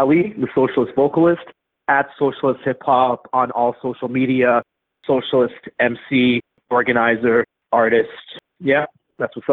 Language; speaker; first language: English; native; English